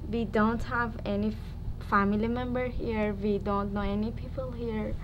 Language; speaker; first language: English; non-native, learner; Persian